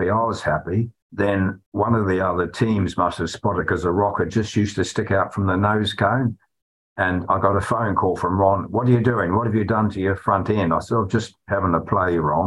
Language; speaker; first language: English; native; English